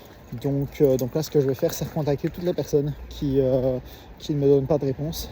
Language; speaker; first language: French; native; French